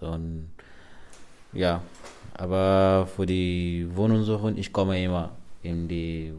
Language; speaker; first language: German; non-native, learner; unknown